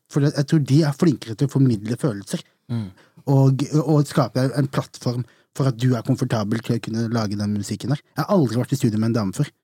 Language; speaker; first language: Norwegian; native; Norwegian